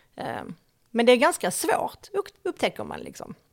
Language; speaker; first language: Swedish; native; Swedish